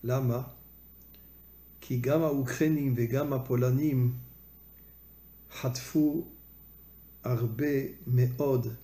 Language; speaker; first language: Hebrew; non-native, fluent; French